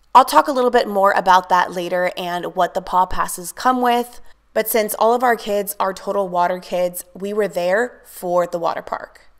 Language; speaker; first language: English; native; English